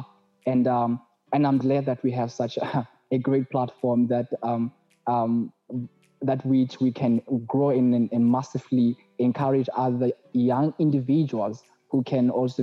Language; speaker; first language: English; non-native, local second language; Tswana